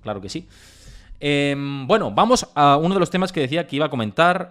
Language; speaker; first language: Spanish; native; Spanish